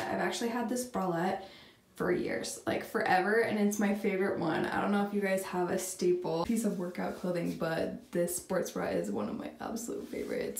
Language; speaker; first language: English; native; English